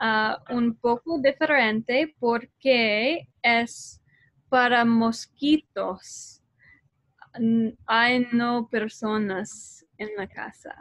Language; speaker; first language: Spanish; non-native, learner; English